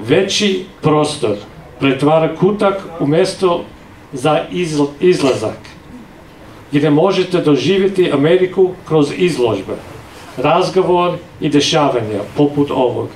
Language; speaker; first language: Serbian; non-native, fluent; English